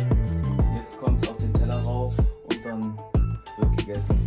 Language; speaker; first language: German; early bilingual, other home language; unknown